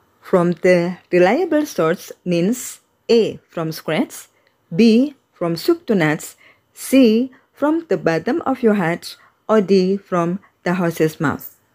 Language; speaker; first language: English; non-native, fluent; Indonesian